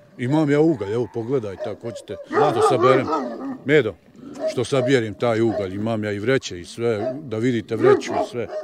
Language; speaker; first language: Croatian; native; Croatian